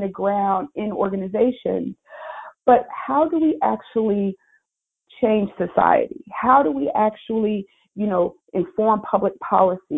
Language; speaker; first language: English; native; English